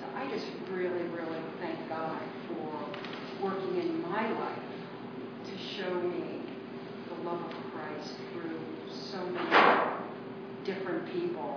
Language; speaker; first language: English; native; English